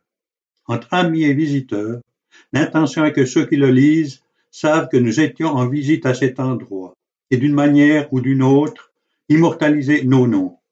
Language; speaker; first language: French; native; French